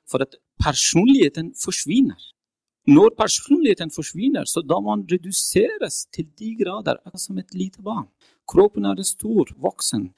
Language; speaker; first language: Norwegian; non-native, fluent; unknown